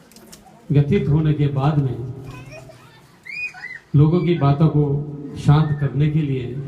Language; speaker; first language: Hindi; non-native, local second language; Gujarati